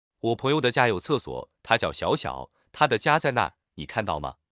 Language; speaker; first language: Chinese; non-native, learner; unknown